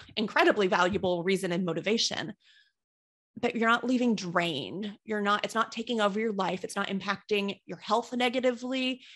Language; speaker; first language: English; native; English